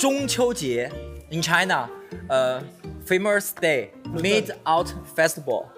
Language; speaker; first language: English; non-native, learner; Chinese